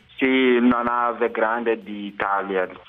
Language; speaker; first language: Italian; non-native, fluent; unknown